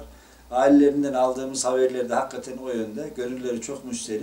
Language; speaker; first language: Turkish; native; Turkish